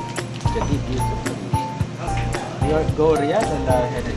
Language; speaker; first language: Arabic; non-native, learner; Filipino